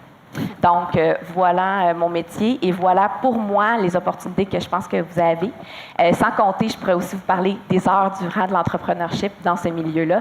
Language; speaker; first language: French; native; French